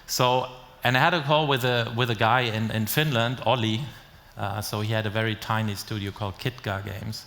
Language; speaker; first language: English; non-native, fluent; German